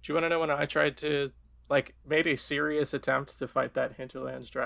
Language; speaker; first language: English; native; English